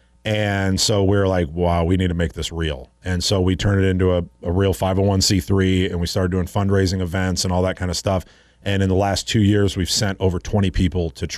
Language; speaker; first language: English; native; English